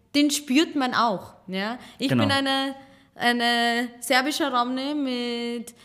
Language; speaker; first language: German; early bilingual, other home language; Serbian